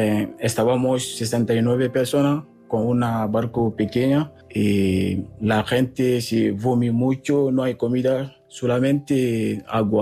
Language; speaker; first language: Spanish; non-native, learner; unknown